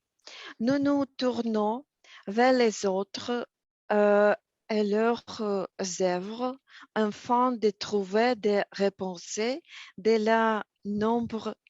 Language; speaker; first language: French; non-native, learner; Russian